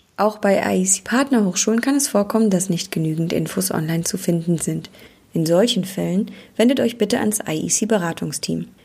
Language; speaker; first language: German; native; German